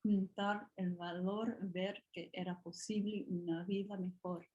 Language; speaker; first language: Spanish; non-native, learner; English